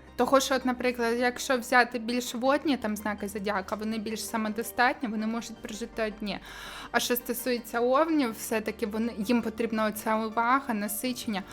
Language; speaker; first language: Ukrainian; native; Ukrainian